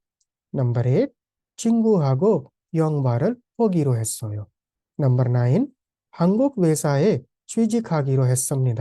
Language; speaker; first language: Korean; non-native, fluent; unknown